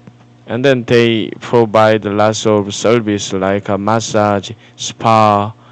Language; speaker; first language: English; non-native, fluent; Korean